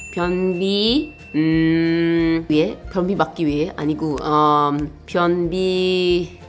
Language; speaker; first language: Korean; non-native, fluent; English